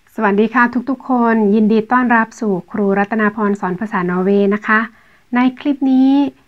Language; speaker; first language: Thai; native; Thai